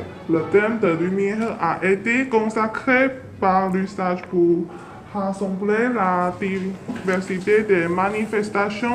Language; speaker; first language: French; non-native, learner; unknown